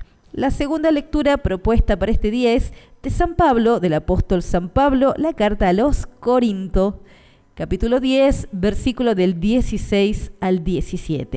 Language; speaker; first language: Spanish; native; Spanish